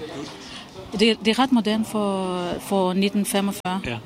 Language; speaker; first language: Danish; non-native, fluent; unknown